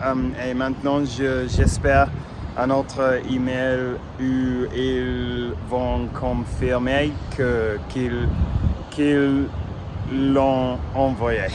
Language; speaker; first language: French; non-native, fluent; English